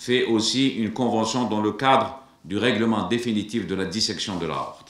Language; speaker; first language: French; non-native, local second language; Arabic